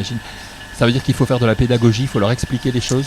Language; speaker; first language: French; native; French